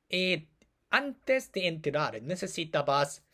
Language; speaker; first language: Spanish; non-native, learner; Korean